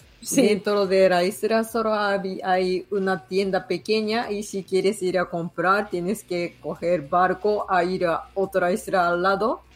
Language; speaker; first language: Spanish; non-native, learner; Japanese